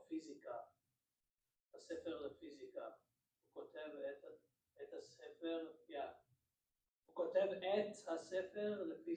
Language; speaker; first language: Hebrew; non-native, learner; English